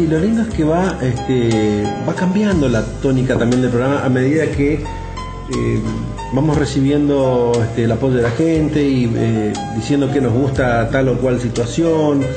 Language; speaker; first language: Spanish; native; Spanish